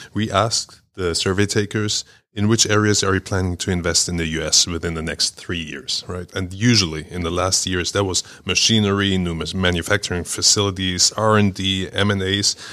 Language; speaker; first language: English; non-native, fluent; German